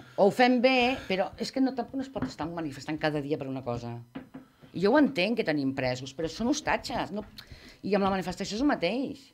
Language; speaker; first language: Catalan; non-native, local second language; Spanish